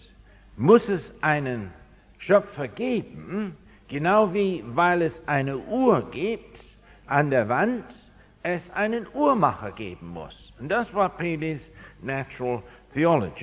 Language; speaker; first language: German; non-native, fluent; English